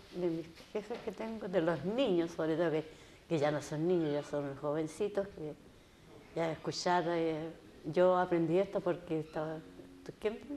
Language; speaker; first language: Spanish; native; Spanish